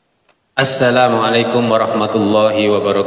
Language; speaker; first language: Indonesian; native; Indonesian